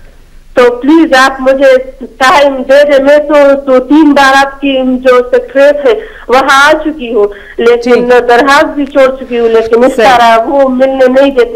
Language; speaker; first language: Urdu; non-native, local second language; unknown